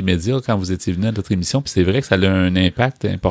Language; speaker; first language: French; native; French